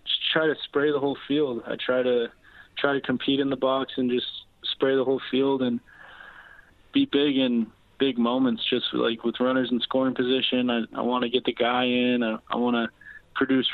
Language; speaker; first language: English; native; English